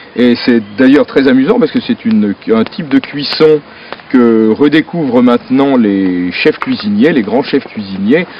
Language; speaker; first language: French; native; French